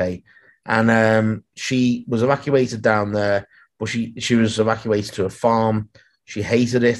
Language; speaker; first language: English; native; English